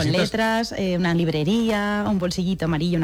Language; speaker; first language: Spanish; native; Spanish